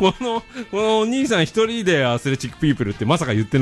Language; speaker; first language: Japanese; native; Japanese